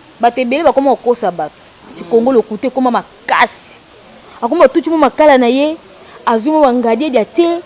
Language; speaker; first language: Lingala; non-native, local second language; Kongo